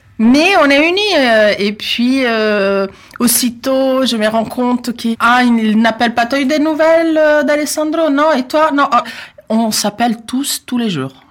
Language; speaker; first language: French; non-native, fluent; Italian